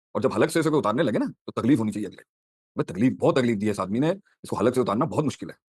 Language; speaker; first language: Urdu; native; Urdu